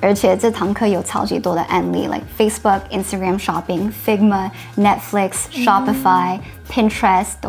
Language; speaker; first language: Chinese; early bilingual, heritage; English